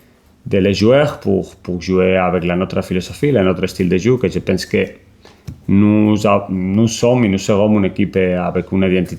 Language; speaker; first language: French; non-native, learner; Spanish